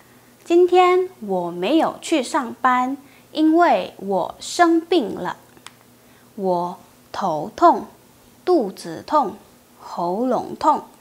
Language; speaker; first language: Chinese; non-native, fluent; Indonesian